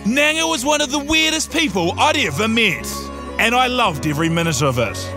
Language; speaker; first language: English; native; English